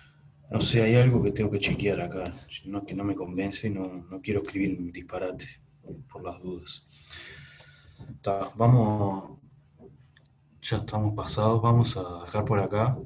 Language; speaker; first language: Spanish; native; Spanish